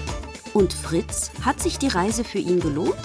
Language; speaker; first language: German; native; German